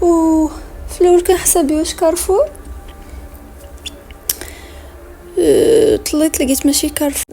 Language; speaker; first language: Arabic; native; Arabic